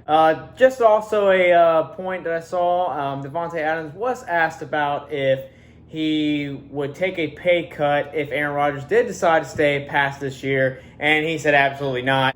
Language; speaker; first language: English; native; English